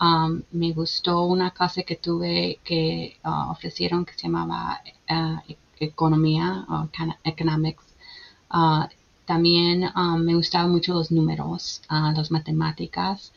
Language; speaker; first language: Spanish; early bilingual, heritage; Spanish